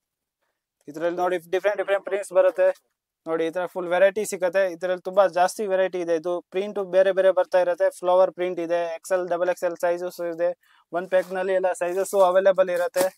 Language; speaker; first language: Kannada; non-native, local second language; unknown